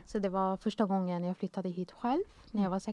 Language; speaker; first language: Swedish; non-native, fluent; Arabic